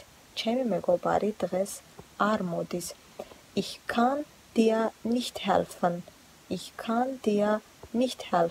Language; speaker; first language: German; non-native, fluent; Georgian